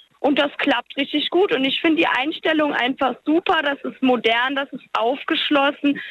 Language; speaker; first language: German; native; German